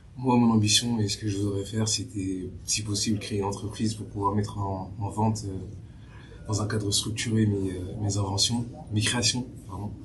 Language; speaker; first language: French; early bilingual, other home language; Bambara